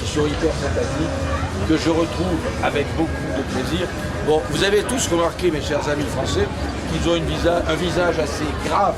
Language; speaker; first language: French; native; French